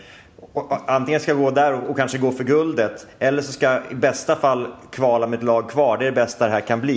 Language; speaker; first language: Swedish; native; Swedish